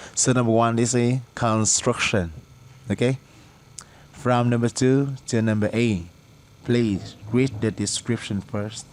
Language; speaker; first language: English; non-native, fluent; Vietnamese